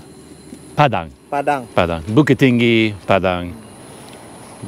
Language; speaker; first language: Indonesian; non-native, learner; English